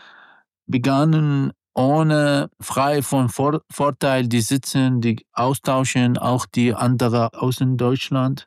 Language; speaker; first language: German; non-native, learner; Arabic